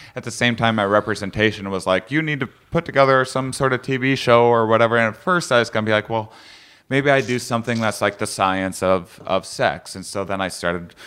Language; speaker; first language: English; native; English